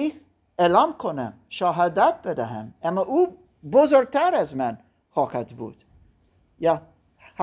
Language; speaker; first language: Persian; non-native, learner; German